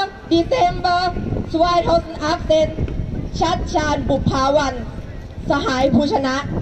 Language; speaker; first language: German; non-native, fluent; Thai